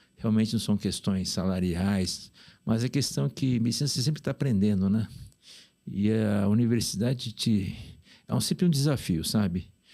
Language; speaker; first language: Portuguese; early bilingual, other home language; Korean